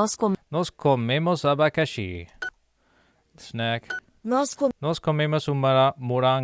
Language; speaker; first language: Portuguese; non-native, learner; English